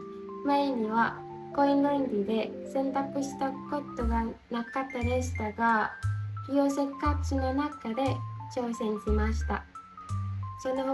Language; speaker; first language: Japanese; non-native, learner; Indonesian